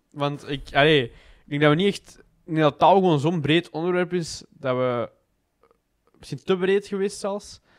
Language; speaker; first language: Dutch; native; Dutch